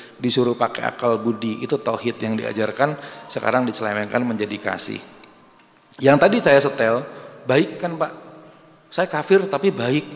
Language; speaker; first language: Indonesian; native; Indonesian